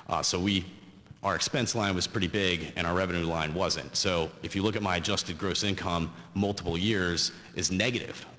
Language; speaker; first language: English; native; English